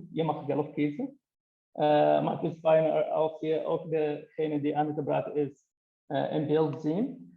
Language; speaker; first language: Dutch; non-native, fluent; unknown